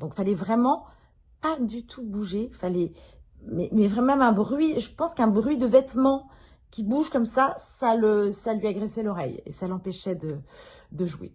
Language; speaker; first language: French; native; French